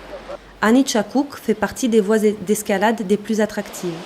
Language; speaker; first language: French; native; French